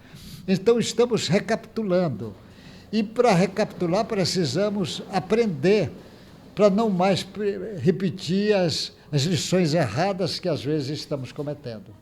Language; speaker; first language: Portuguese; native; Portuguese